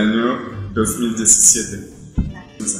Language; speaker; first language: Spanish; non-native, fluent; French